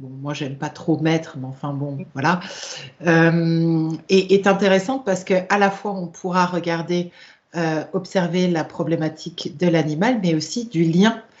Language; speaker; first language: French; native; French